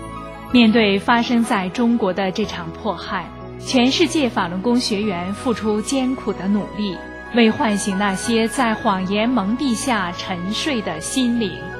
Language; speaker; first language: Chinese; native; Chinese